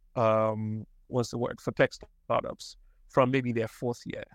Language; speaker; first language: English; non-native, local second language; Yoruba